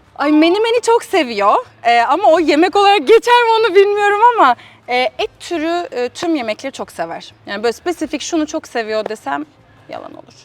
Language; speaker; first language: Turkish; early bilingual, heritage; Turkish